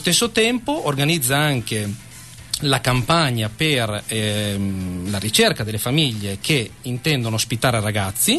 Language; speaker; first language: Italian; native; Italian